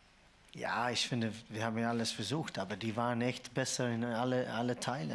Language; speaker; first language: German; non-native, fluent; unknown